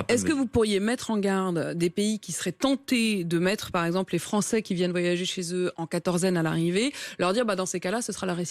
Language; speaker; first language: French; native; French